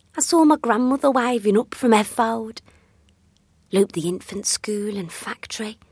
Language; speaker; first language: English; native; English